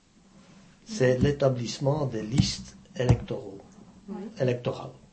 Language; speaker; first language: French; native; French